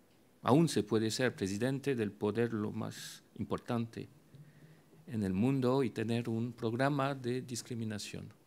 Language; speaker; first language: Spanish; non-native, fluent; French